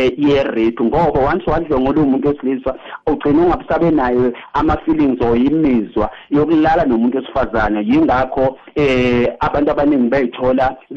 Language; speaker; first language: Zulu; native; Zulu